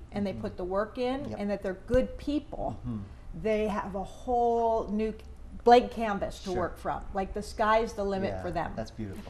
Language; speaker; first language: English; native; English